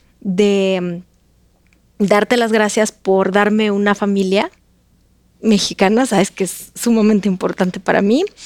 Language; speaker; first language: Spanish; non-native, fluent; Russian